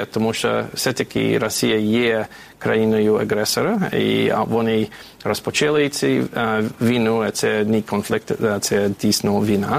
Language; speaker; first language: Ukrainian; non-native, fluent; English